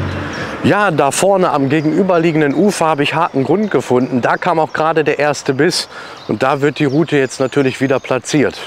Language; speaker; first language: German; native; German